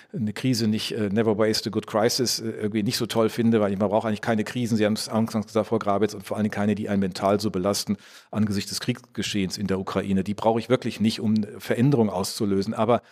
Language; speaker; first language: German; native; German